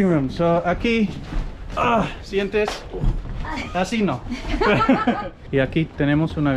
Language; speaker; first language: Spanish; non-native, learner; English